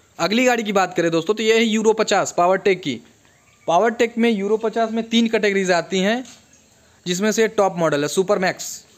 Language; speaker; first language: Hindi; native; Hindi